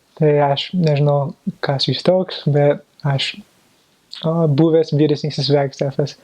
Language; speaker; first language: Lithuanian; non-native, fluent; English